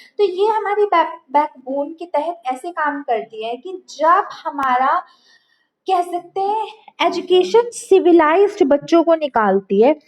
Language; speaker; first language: Hindi; native; Hindi